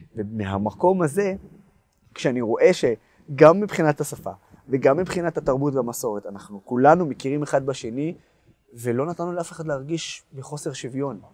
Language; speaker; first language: Hebrew; non-native, local second language; Arabic